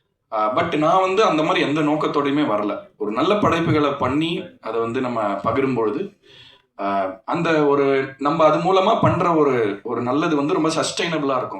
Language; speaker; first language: Tamil; native; Tamil